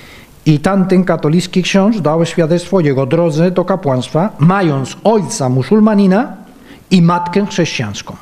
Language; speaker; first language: Polish; non-native, fluent; Spanish